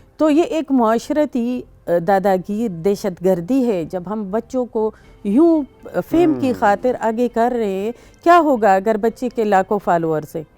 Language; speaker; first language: Urdu; non-native, local second language; Pashto